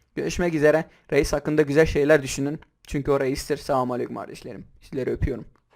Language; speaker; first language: Turkish; non-native, local second language; Kurdish